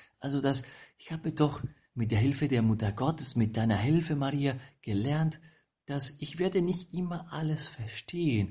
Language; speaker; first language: German; non-native, fluent; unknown